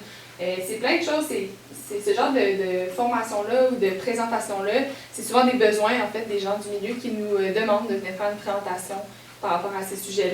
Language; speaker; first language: French; native; French